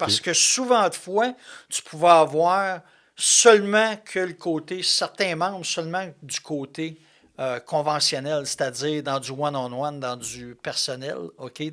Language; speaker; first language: French; native; French